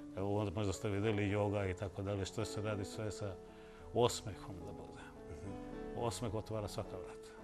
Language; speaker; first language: Croatian; non-native, fluent; Bangla